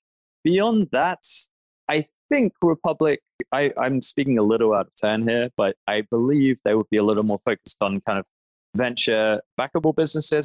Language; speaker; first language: English; native; English